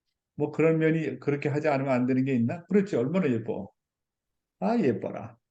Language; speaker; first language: Korean; native; Korean